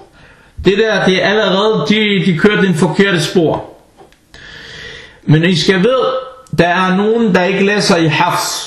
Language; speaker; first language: Danish; non-native, fluent; Arabic